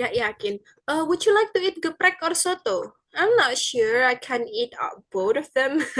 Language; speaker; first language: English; non-native, fluent; Indonesian